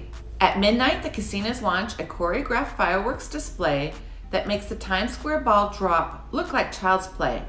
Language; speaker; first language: English; native; English